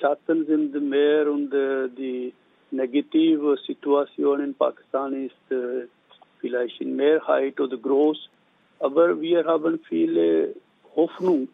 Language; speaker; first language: German; non-native, learner; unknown